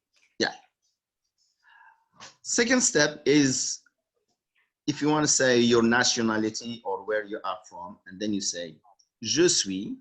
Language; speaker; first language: English; non-native, fluent; Arabic